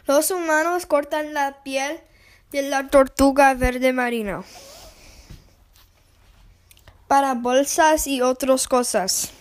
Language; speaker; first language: Spanish; non-native, learner; English